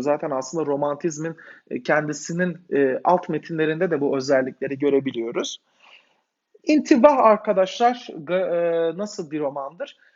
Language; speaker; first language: Turkish; native; Turkish